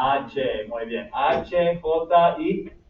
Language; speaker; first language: Spanish; non-native, fluent; English